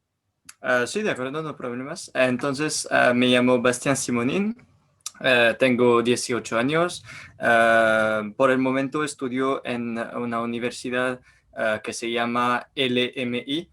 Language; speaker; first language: Spanish; non-native, learner; French